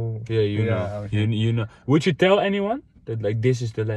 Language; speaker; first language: English; non-native, fluent; Dutch